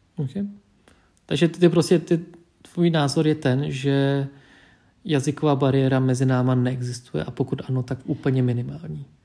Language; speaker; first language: Czech; early bilingual, other home language; Vietnamese